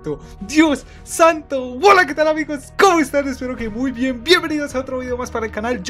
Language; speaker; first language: Spanish; native; Spanish